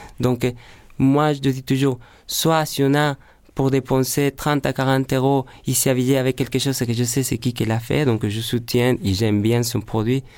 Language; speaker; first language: French; non-native, fluent; Spanish